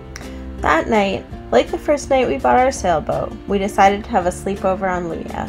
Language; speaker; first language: English; native; English